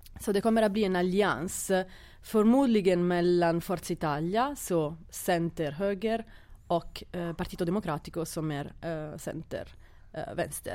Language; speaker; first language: Swedish; non-native, fluent; Italian